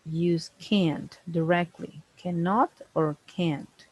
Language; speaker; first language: English; non-native, fluent; Spanish